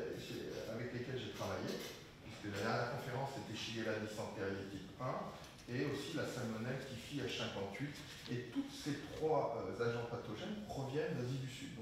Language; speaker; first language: French; native; French